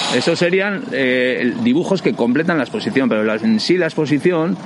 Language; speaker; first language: Spanish; native; Spanish